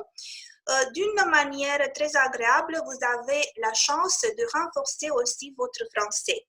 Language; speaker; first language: French; non-native, fluent; Romanian